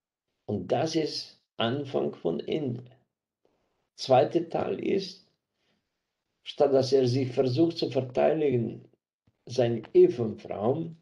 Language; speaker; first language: German; non-native, fluent; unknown